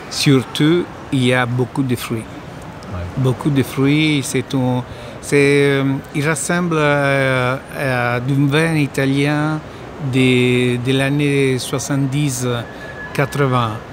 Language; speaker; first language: French; non-native, learner; Italian